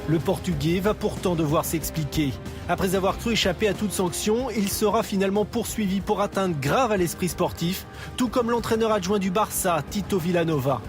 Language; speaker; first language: French; native; French